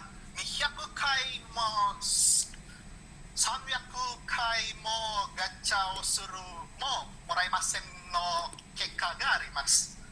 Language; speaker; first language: Japanese; non-native, learner; Indonesian